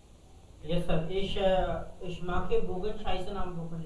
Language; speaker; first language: German; non-native, learner; Hindi